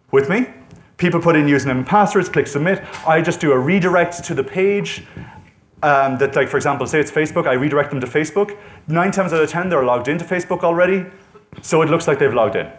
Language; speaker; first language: English; native; English